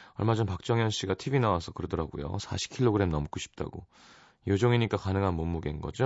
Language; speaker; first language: Korean; native; Korean